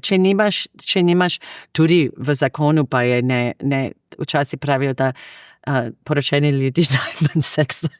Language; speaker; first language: Slovenian; non-native, fluent; English